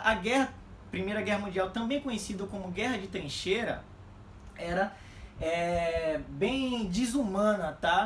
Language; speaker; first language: Portuguese; native; Portuguese